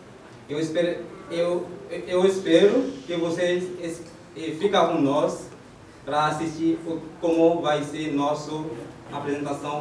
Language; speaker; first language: Portuguese; non-native, learner; Haitian Creole